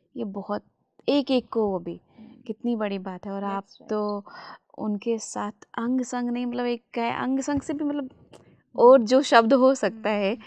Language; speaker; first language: Hindi; native; Hindi